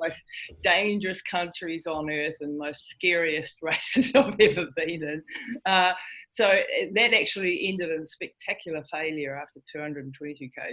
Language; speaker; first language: English; native; English